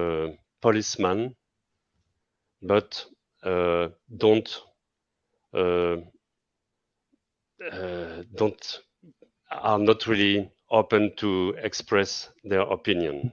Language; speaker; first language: English; non-native, fluent; French